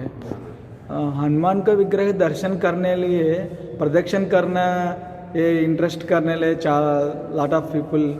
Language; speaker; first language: Hindi; non-native, local second language; Telugu